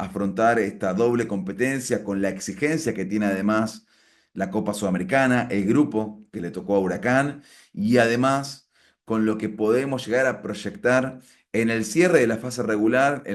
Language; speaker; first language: Spanish; native; Spanish